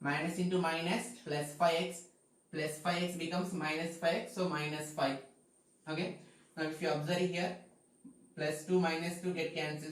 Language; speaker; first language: English; non-native, local second language; Telugu